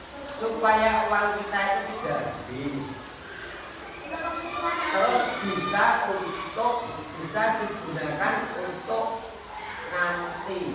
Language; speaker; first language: Indonesian; native; Indonesian